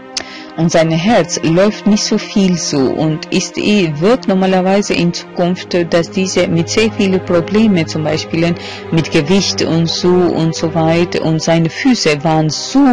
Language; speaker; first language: German; non-native, fluent; Albanian